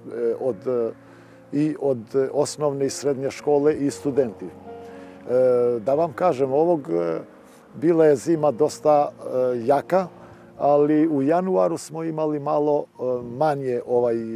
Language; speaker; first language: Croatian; non-native, local second language; Albanian